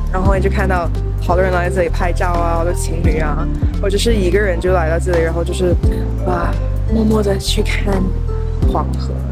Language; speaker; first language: Chinese; early bilingual, other home language; English